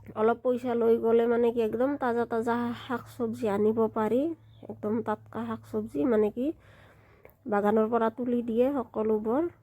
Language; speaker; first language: Assamese; native; Assamese